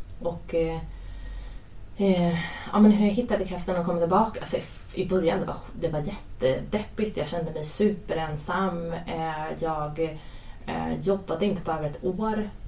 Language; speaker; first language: Swedish; native; Swedish